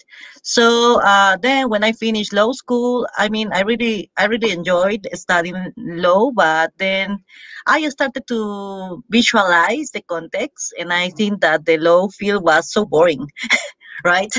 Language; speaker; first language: English; non-native, fluent; Spanish